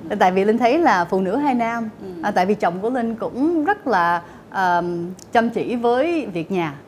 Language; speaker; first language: Vietnamese; early bilingual, heritage; Vietnamese